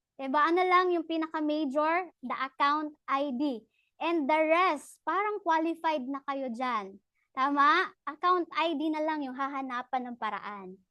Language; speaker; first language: Filipino; non-native, local second language; Cebuano